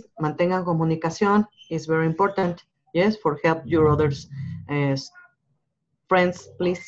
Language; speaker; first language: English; non-native, learner; Spanish